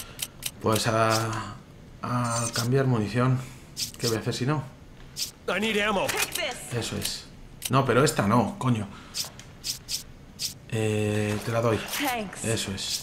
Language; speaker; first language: Spanish; native; Spanish